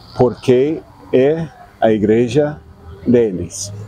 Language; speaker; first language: Portuguese; non-native, learner; English